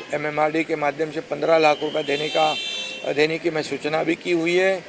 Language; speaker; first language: Hindi; non-native, local second language; Marathi